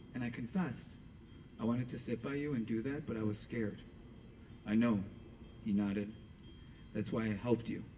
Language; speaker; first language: English; native; English